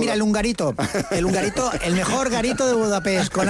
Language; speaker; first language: Spanish; native; Spanish